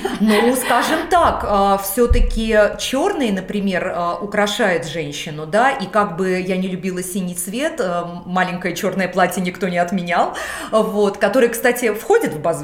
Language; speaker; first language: Russian; native; Russian